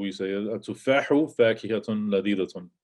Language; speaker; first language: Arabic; non-native, fluent; English